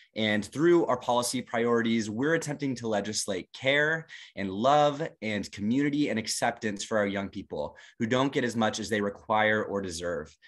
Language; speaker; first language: English; native; English